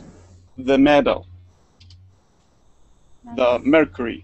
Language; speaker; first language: English; non-native, fluent; Spanish